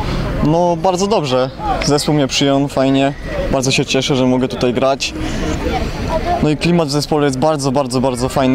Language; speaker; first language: Polish; early bilingual, heritage; Polish